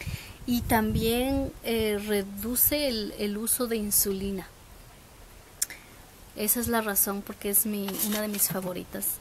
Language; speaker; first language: Spanish; early bilingual, heritage; Spanish